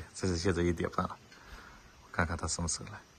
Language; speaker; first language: Chinese; native; Chinese